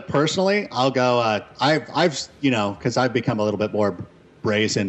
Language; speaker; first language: English; native; English